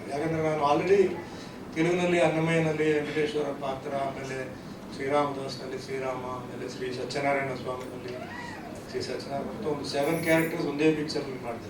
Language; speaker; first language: Kannada; non-native, fluent; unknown